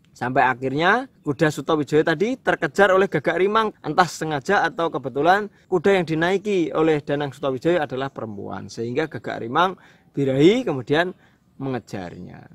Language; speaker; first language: Indonesian; non-native, local second language; Javanese